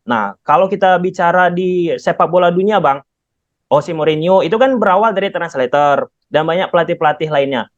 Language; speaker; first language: Indonesian; native; Indonesian